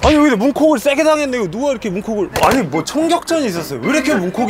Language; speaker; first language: Korean; native; Korean